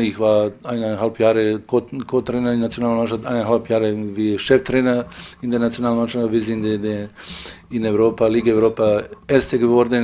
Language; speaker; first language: German; non-native, fluent; Serbian